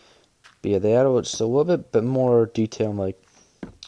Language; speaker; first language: English; native; English